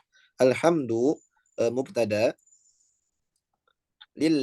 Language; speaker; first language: Arabic; non-native, learner; Indonesian